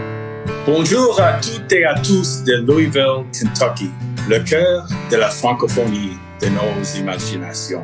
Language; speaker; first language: French; non-native, fluent; English